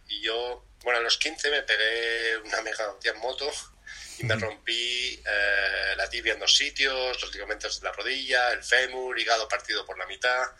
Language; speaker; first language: Spanish; early bilingual, other home language; English